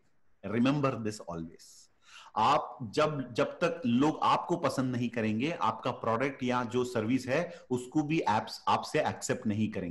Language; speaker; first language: Hindi; native; Hindi